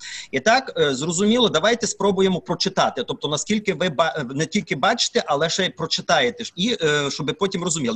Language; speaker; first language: Ukrainian; native; Ukrainian